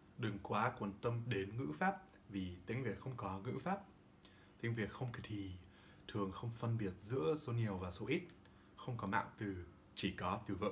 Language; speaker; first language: Vietnamese; non-native, learner; English